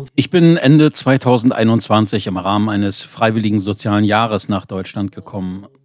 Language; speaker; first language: German; non-native, fluent; Ukrainian